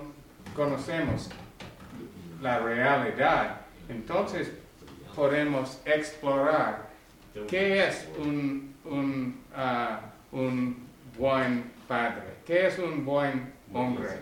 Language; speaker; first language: Spanish; non-native, learner; English